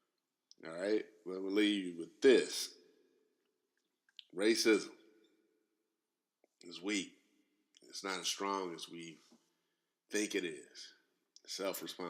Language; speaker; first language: English; native; English